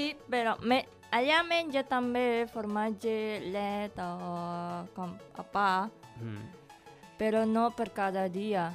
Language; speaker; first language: Catalan; non-native, learner; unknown